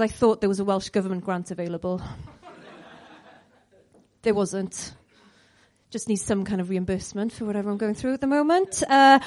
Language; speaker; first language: English; native; English